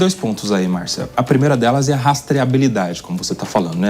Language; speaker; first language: Portuguese; native; Portuguese